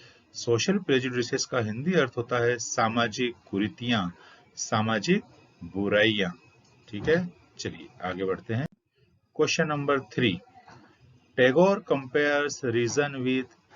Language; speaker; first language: Hindi; native; Hindi